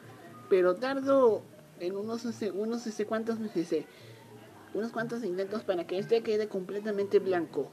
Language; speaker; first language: Spanish; native; Spanish